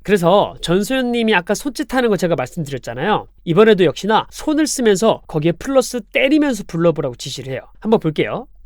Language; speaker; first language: Korean; native; Korean